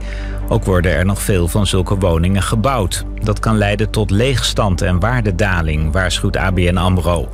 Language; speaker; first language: Dutch; native; Dutch